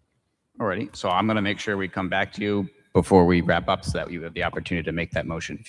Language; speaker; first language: English; native; English